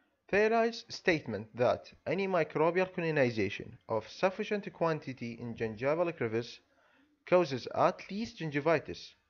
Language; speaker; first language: English; non-native, fluent; Arabic